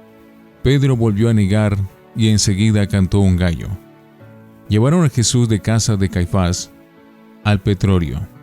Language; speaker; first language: Spanish; native; Spanish